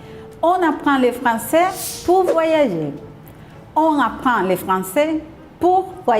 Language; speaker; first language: French; non-native, fluent; Spanish